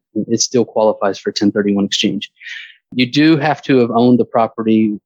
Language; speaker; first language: English; native; English